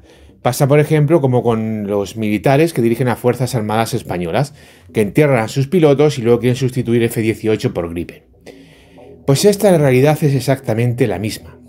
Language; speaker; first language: Spanish; native; Spanish